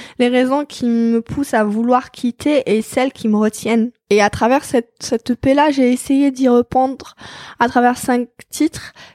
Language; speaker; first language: French; non-native, local second language; Arabic